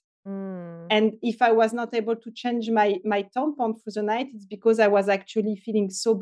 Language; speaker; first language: English; non-native, fluent; French